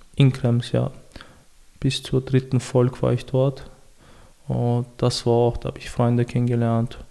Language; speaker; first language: German; early bilingual, other home language; Chechen